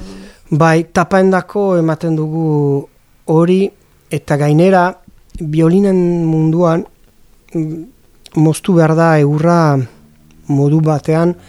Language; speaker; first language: Basque; non-native, learner; French